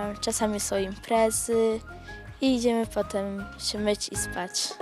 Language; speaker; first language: Polish; early bilingual, heritage; Polish